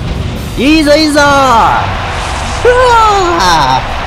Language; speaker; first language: Japanese; native; Japanese